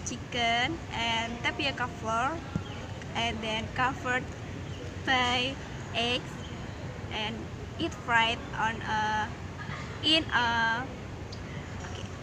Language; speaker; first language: English; non-native, learner; Indonesian